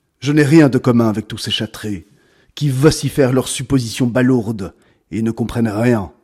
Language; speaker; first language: French; native; French